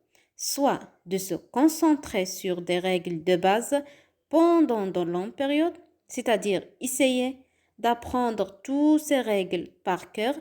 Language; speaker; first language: French; non-native, fluent; Arabic